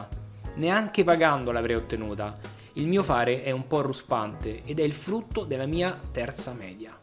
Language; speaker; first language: Italian; native; Italian